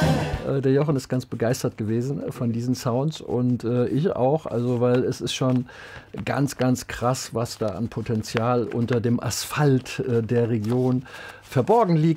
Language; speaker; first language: German; native; German